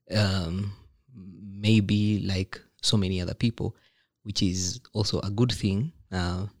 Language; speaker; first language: English; non-native, local second language; Kikuyu